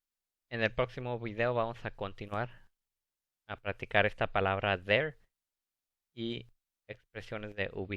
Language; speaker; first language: Spanish; early bilingual, heritage; Spanish